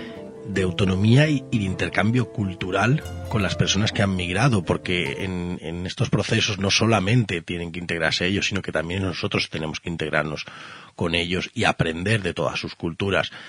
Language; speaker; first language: Spanish; native; Spanish